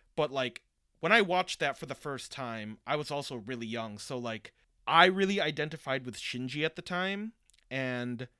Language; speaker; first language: English; early bilingual, other home language; Japanese